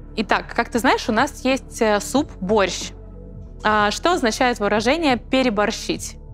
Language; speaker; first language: Russian; native; Russian